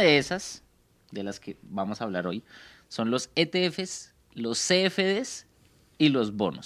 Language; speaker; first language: Spanish; native; Spanish